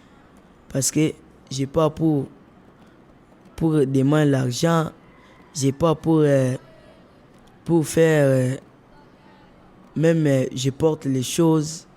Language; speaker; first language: French; non-native, local second language; Lingala